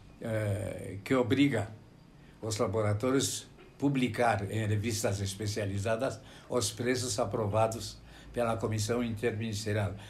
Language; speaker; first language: Portuguese; non-native, fluent; Romanian